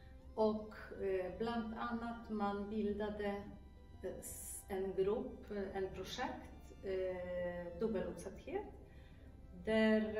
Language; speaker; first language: Swedish; non-native, fluent; Polish